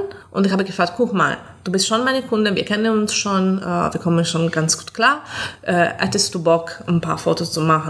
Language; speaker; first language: German; non-native, fluent; Italian